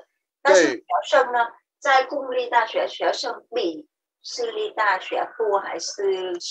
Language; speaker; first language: Chinese; non-native, learner; Vietnamese